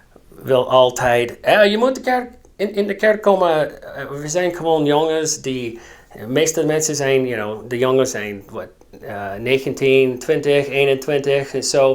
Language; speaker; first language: Dutch; non-native, learner; English